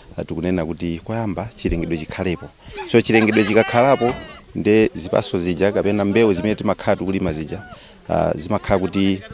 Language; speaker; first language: Nyanja; native; Nyanja